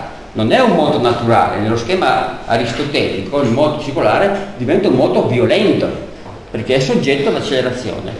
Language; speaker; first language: Italian; native; Italian